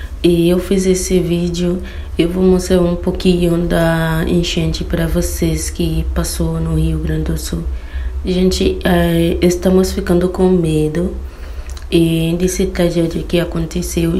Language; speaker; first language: Portuguese; non-native, fluent; Haitian Creole